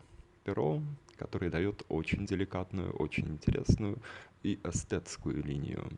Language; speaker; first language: Russian; native; Russian